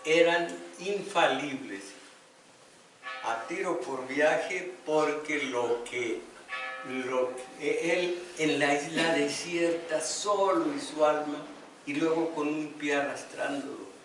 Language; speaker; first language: Spanish; native; Spanish